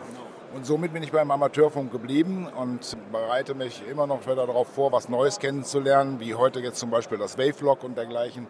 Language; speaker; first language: German; native; German